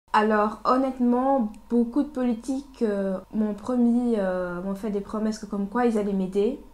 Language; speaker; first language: French; early bilingual, other home language; Portuguese